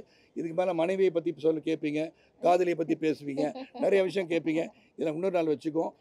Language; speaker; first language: Tamil; native; Tamil